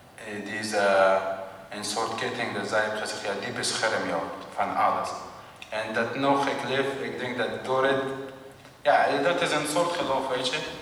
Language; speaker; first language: Dutch; non-native, learner; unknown